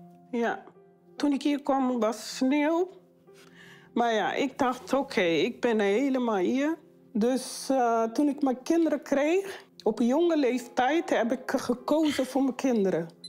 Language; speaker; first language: Dutch; non-native, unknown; Kabuverdianu